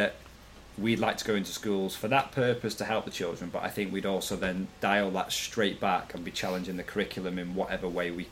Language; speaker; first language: English; native; English